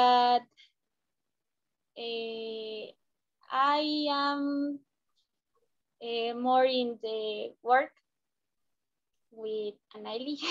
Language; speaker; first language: English; non-native, learner; Spanish